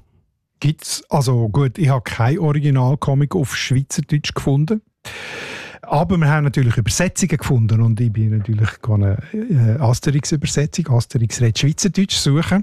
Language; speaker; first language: German; native; German